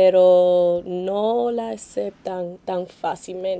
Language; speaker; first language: Spanish; early bilingual, heritage; Spanish